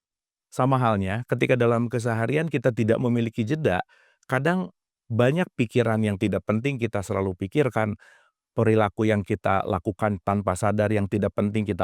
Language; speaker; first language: Indonesian; native; Indonesian